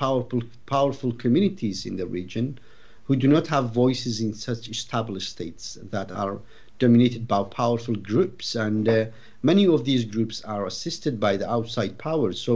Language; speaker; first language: English; non-native, fluent; Arabic